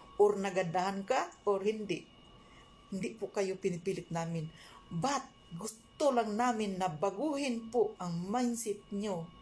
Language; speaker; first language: Filipino; non-native, local second language; Cebuano